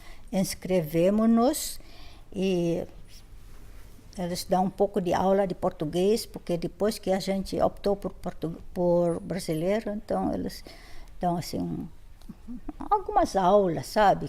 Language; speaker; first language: Portuguese; non-native, fluent; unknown